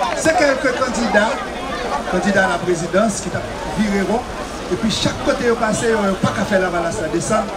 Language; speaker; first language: French; non-native, local second language; Haitian Creole